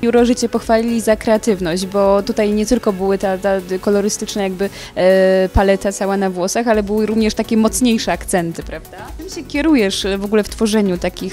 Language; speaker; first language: Polish; native; Polish